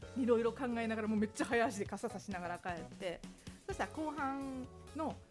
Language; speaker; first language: Japanese; native; Japanese